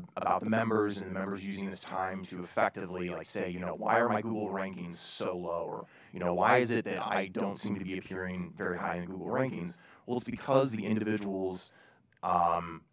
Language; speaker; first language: English; native; English